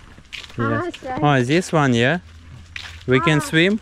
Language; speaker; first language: English; non-native, learner; Russian